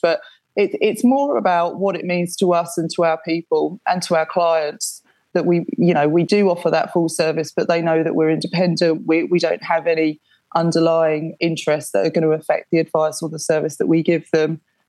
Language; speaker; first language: English; native; English